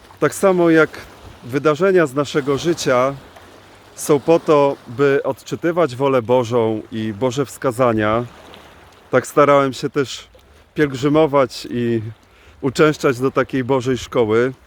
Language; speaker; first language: Polish; native; Polish